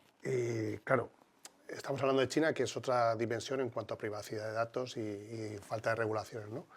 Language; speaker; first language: Spanish; native; Spanish